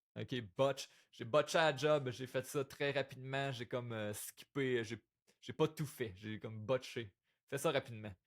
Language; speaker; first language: French; native; French